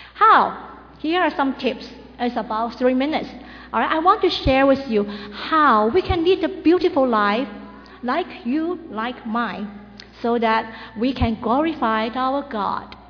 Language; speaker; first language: English; non-native, local second language; Chinese